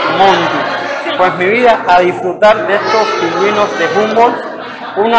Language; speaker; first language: Spanish; native; Spanish